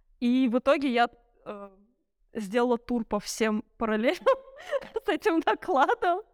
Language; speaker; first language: Russian; early bilingual, other home language; Arabic